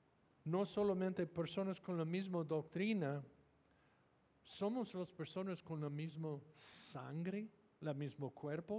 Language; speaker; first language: Spanish; non-native, fluent; English